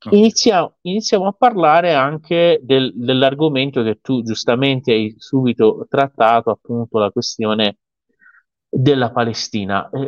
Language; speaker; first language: Italian; non-native, fluent; Persian